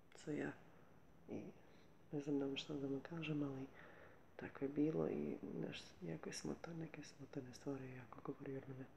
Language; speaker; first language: Bosnian; early bilingual, heritage; Bosnian